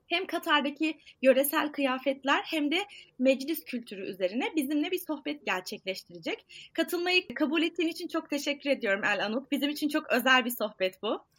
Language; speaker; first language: Turkish; native; Turkish